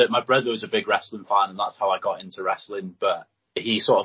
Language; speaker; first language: English; non-native, local second language; Welsh